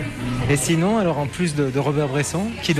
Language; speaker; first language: French; native; French